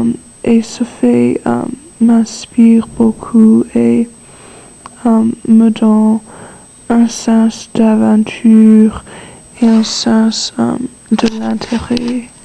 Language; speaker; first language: French; non-native, learner; English